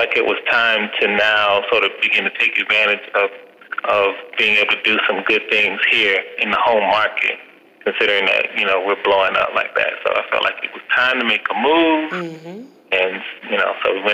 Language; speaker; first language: English; native; English